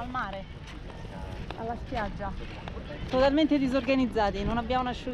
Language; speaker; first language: Italian; native; Italian